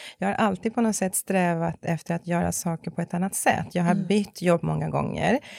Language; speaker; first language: Swedish; early bilingual, other home language; Spanish